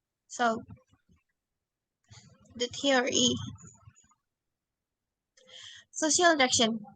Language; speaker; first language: English; non-native, learner; Indonesian